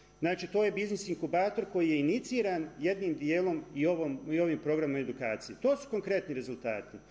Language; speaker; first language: Croatian; native; Croatian